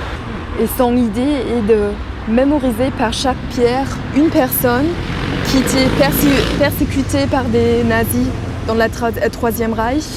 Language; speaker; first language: French; non-native, fluent; German